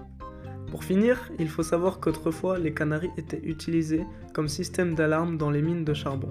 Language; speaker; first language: French; native; French